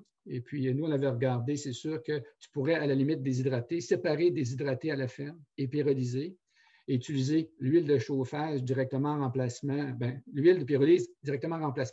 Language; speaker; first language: French; native; French